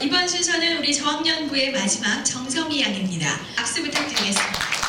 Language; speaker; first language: Korean; native; Korean